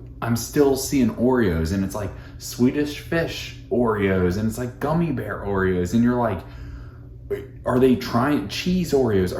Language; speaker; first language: English; native; English